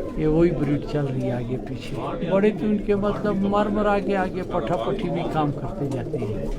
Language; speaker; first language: Urdu; non-native, local second language; Punjabi